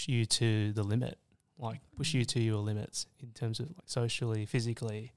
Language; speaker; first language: English; native; English